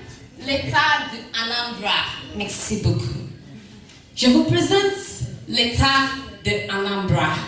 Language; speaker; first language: French; non-native, learner; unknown